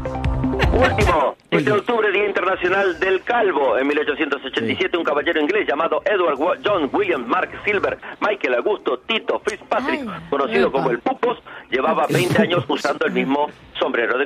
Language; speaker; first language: Spanish; native; Spanish